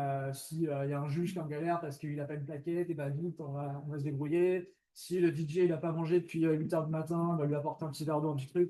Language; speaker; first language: French; native; French